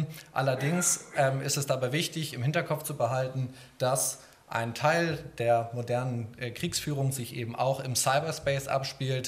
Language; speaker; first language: German; native; German